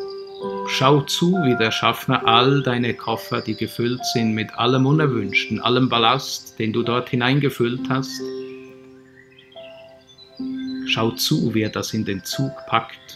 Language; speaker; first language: German; native; German